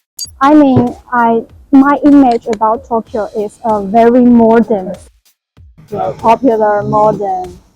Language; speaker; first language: English; non-native, learner; Chinese